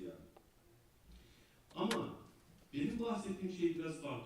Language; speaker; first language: Turkish; native; Turkish